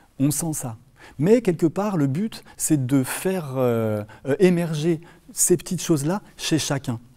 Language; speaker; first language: French; native; French